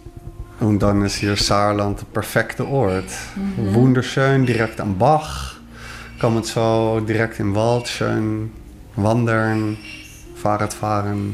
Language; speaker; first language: German; non-native, learner; Dutch